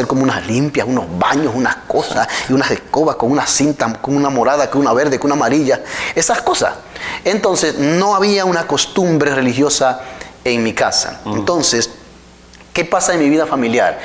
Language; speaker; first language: Spanish; native; Spanish